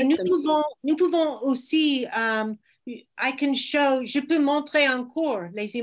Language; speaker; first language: French; non-native, fluent; English